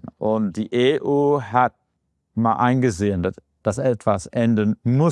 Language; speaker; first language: German; non-native, fluent; English